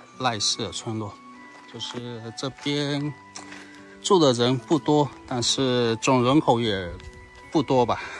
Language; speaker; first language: Chinese; non-native, local second language; Min Nan Chinese